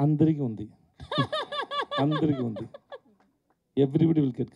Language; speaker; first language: Telugu; non-native, learner; Tamil